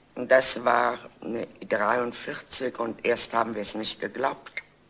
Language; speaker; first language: German; native; German